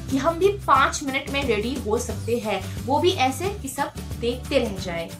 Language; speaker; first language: Hindi; non-native, local second language; Bangla